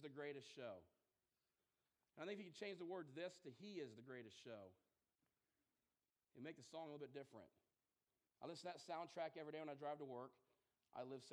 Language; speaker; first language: English; native; English